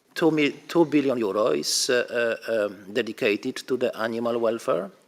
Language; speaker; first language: English; non-native, fluent; Polish